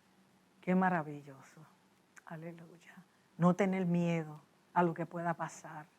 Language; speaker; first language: Spanish; native; Spanish